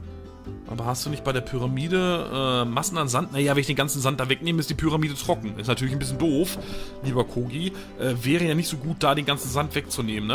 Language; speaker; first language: German; native; German